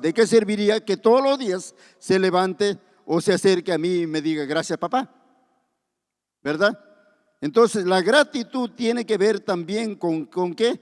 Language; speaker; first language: Spanish; native; Spanish